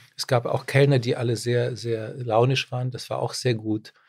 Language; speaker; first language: German; early bilingual, other home language; Czech